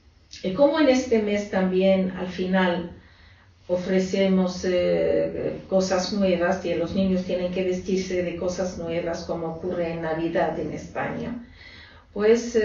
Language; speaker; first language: Spanish; non-native, fluent; Arabic